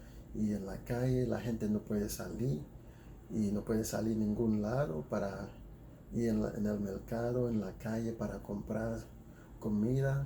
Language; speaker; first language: Spanish; non-native, fluent; Haitian Creole